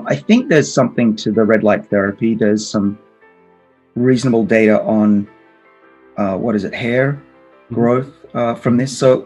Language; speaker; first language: English; native; English